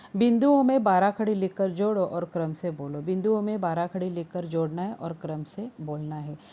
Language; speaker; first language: Hindi; non-native, local second language; Marathi